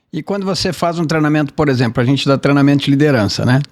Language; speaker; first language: Portuguese; native; Portuguese